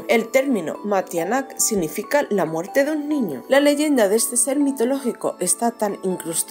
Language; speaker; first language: Spanish; native; Spanish